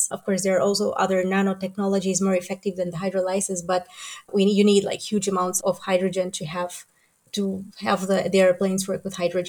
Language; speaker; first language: English; non-native, fluent; Romanian